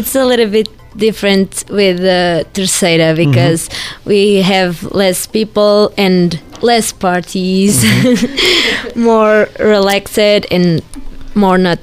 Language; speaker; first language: English; non-native, learner; Portuguese